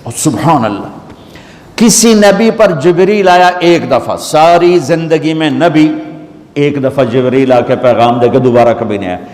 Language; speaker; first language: Urdu; non-native, local second language; Punjabi